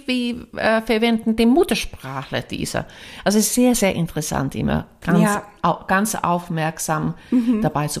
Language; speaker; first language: German; non-native, fluent; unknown